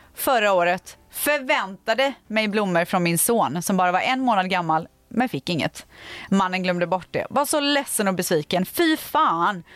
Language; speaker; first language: Swedish; native; Swedish